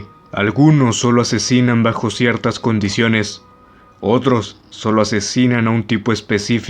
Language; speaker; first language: Spanish; native; Spanish